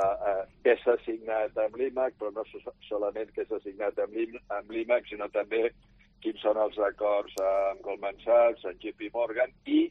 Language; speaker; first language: Catalan; native; Catalan